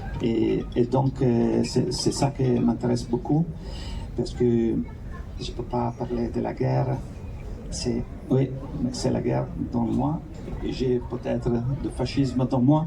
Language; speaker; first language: French; non-native, fluent; Italian